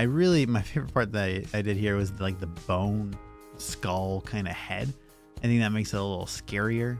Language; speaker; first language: English; native; English